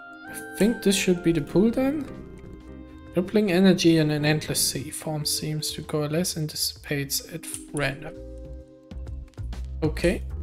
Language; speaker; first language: English; non-native, fluent; German